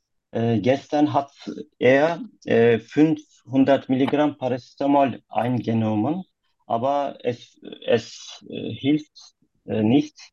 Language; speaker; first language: German; non-native, learner; Turkish